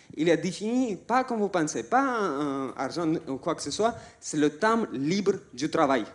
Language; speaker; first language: French; non-native, fluent; Russian